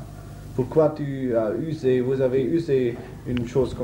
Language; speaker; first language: French; non-native, learner; German